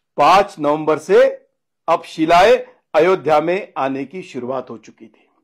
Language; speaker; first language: Hindi; non-native, local second language; Marathi